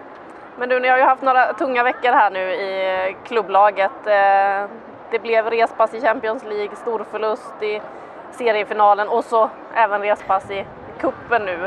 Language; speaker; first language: Swedish; native; Swedish